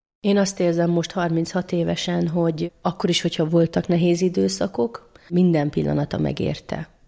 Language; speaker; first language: Hungarian; native; Hungarian